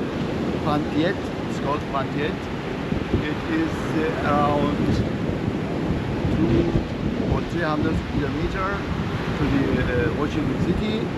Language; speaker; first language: English; non-native, learner; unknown